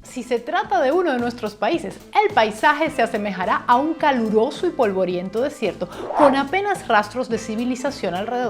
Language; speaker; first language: Spanish; native; Spanish